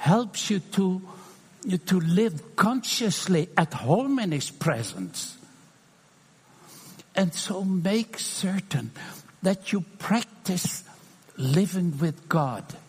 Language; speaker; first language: English; non-native, fluent; Dutch